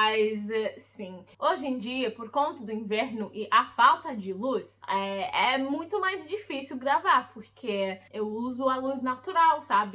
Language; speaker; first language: Portuguese; early bilingual, heritage; English